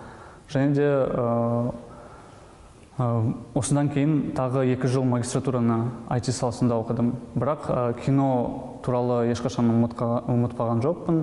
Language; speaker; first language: Kazakh; non-native, local second language; Russian